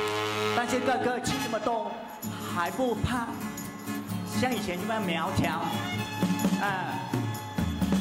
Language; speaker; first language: Chinese; early bilingual, heritage; Chinese